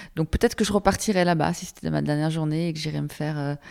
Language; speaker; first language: French; native; French